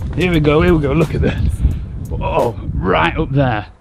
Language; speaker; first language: English; native; English